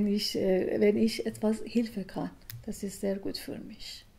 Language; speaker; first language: German; non-native, learner; Persian